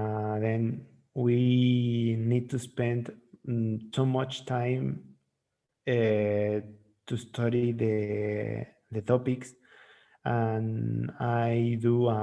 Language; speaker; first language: English; non-native, learner; Spanish